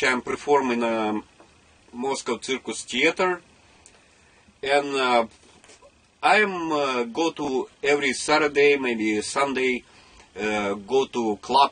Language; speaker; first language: English; non-native, learner; Russian